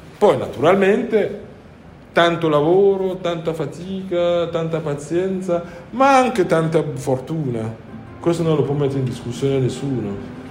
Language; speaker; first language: Italian; non-native, fluent; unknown